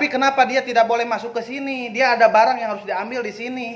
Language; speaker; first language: Indonesian; native; Indonesian